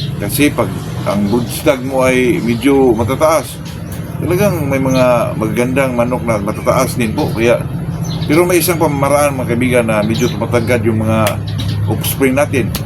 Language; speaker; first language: Filipino; non-native, local second language; Cebuano